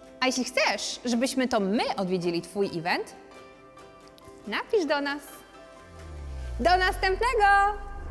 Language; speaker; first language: Polish; native; Polish